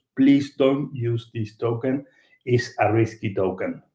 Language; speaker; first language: English; non-native, fluent; Spanish